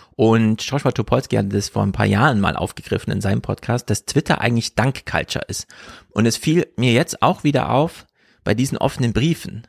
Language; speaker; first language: German; native; German